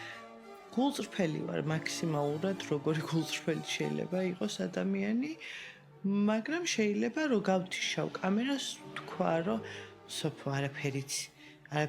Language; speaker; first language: Georgian; native; Georgian